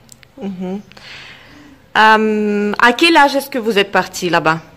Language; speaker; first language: French; non-native, fluent; Russian